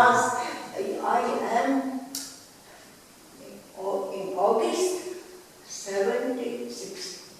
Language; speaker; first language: English; non-native, learner; Latvian